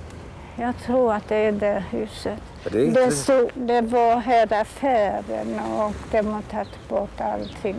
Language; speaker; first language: Swedish; non-native, fluent; Polish